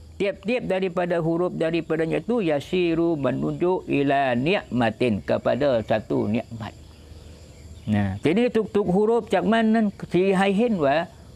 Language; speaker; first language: Malay; native; Malay